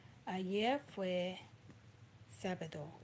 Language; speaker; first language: Spanish; non-native, learner; English